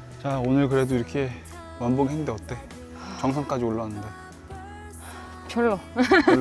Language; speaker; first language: Korean; native; Korean